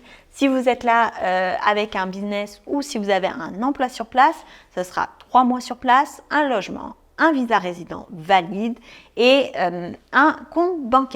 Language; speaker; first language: French; native; French